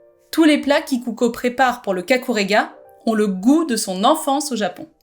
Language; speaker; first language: French; native; French